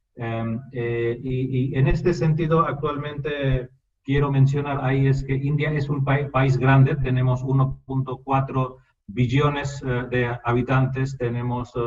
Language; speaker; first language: Spanish; non-native, fluent; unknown